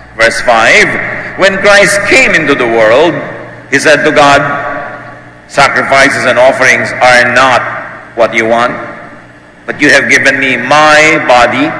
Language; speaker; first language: English; non-native, local second language; Filipino